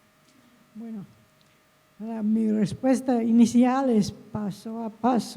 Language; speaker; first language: Spanish; non-native, fluent; English